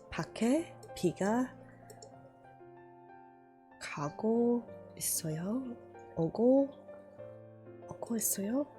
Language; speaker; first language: Korean; non-native, learner; English